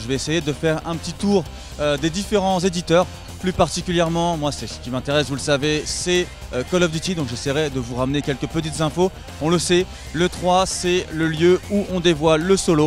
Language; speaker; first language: French; native; French